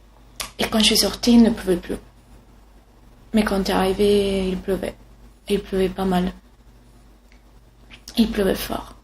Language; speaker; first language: French; non-native, fluent; Italian